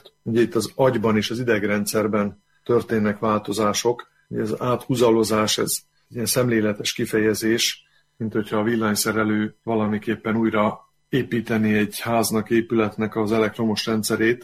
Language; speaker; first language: Hungarian; native; Hungarian